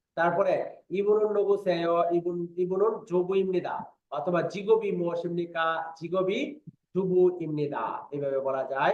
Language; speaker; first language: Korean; non-native, fluent; Bangla